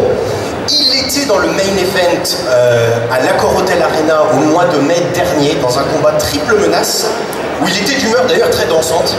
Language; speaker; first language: French; native; French